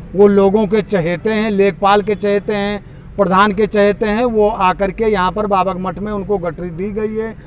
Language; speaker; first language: Hindi; native; Hindi